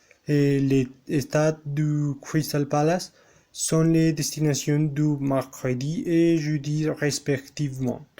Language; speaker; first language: French; non-native, learner; Spanish